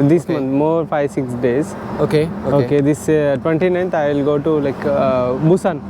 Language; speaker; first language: English; non-native, local second language; Telugu